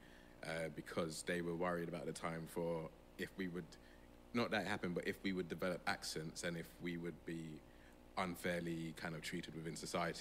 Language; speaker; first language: English; native; English